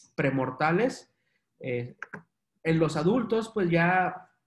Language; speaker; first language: Spanish; native; Spanish